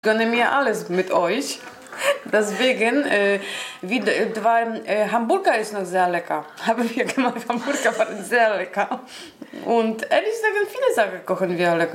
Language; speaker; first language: German; non-native, learner; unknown